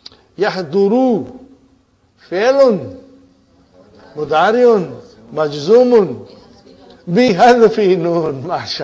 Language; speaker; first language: Arabic; non-native, fluent; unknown